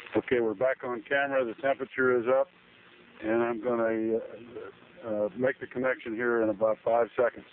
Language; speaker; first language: English; native; English